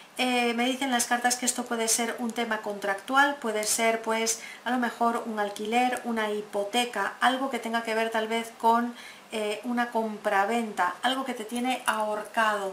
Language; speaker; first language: Spanish; native; Spanish